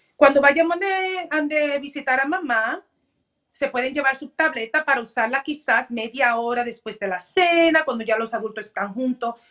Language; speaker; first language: Spanish; early bilingual, heritage; Spanish